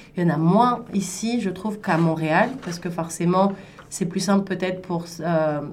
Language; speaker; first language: French; native; French